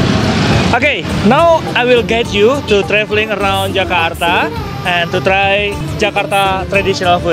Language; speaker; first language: English; non-native, learner; Indonesian